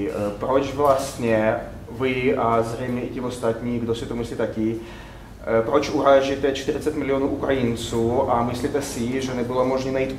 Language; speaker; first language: Czech; non-native, fluent; Russian